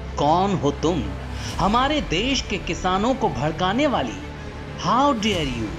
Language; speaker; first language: Hindi; native; Hindi